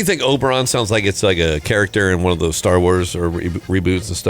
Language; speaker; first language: English; native; English